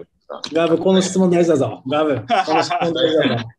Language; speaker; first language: Japanese; native; Japanese